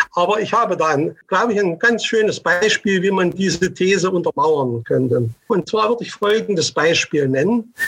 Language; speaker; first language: German; native; German